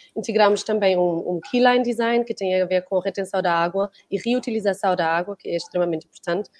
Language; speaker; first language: Portuguese; non-native, fluent; German